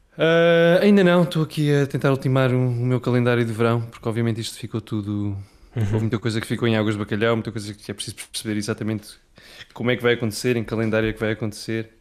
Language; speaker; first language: Portuguese; native; Portuguese